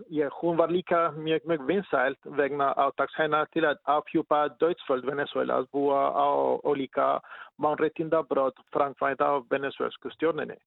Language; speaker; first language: Icelandic; non-native, learner; Spanish